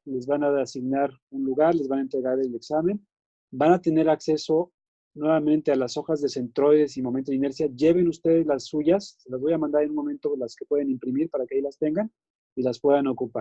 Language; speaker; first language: Spanish; native; Spanish